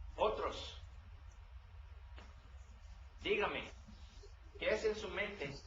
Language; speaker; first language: Spanish; non-native, learner; English